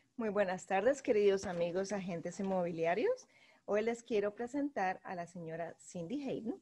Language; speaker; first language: Spanish; native; Spanish